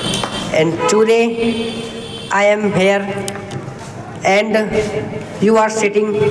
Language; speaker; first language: English; non-native, learner; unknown